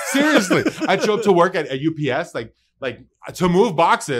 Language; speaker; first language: English; early bilingual, other home language; Spanish